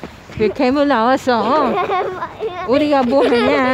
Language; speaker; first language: Korean; non-native, learner; Filipino